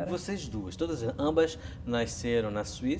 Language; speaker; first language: Portuguese; native; Portuguese